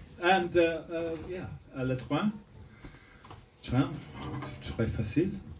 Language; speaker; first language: French; non-native, learner; English